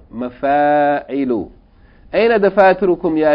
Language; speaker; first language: Arabic; non-native, fluent; English